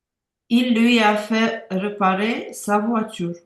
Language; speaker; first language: French; non-native, learner; Ukrainian